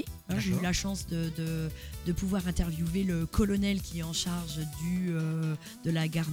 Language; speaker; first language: French; native; French